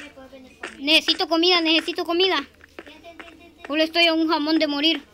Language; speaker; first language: Spanish; native; Spanish